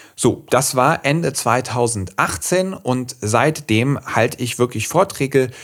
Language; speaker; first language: German; native; German